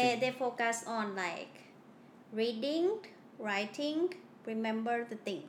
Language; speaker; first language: English; non-native, learner; Thai